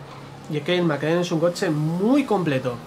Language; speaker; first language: Spanish; native; Spanish